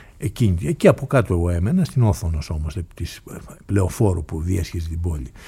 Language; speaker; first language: Greek; native; Greek